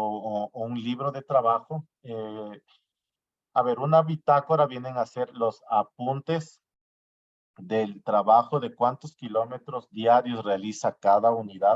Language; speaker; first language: Spanish; native; Spanish